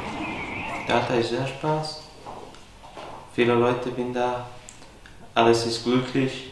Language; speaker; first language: German; non-native, learner; Bosnian